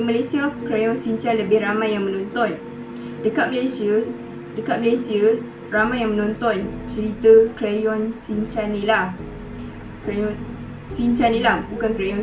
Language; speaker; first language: Malay; native; Malay